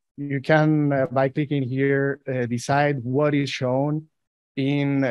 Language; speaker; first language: English; non-native, fluent; Spanish